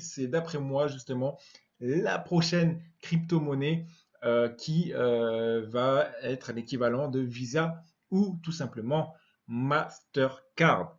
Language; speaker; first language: French; native; French